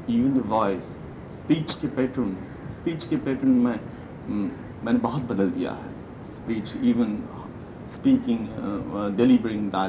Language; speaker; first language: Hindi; non-native, local second language; Manipuri